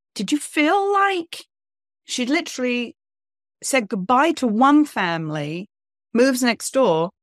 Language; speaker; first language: English; native; English